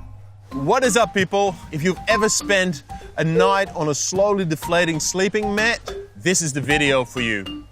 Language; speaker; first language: English; native; English